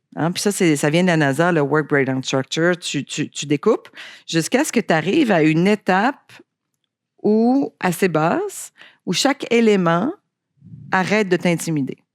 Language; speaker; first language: French; native; French